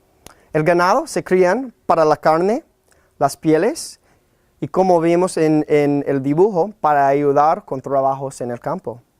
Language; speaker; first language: Spanish; non-native, fluent; English